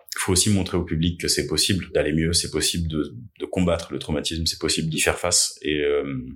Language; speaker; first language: French; native; French